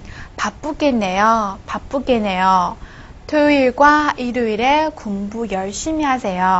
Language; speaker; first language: Korean; non-native, fluent; Chinese